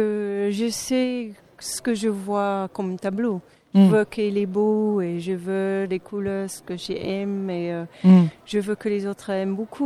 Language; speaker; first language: French; non-native, fluent; English